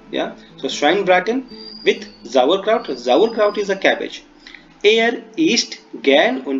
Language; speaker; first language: German; non-native, fluent; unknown